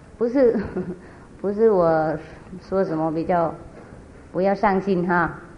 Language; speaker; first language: Chinese; non-native, fluent; Vietnamese